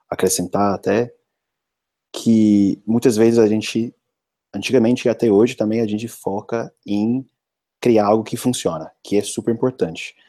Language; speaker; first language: Portuguese; non-native, fluent; English